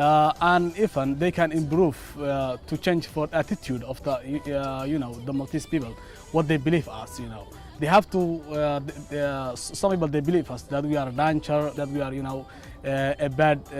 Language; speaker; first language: English; non-native, learner; Somali